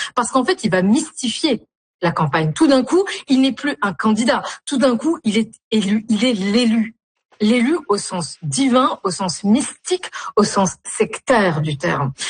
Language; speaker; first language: French; non-native, local second language; Arabic